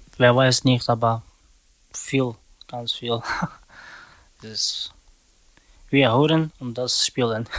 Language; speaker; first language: German; non-native, learner; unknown